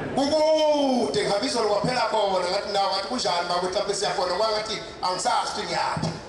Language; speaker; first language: Zulu; native; Zulu